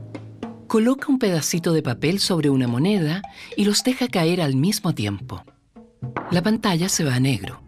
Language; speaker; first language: Spanish; native; Spanish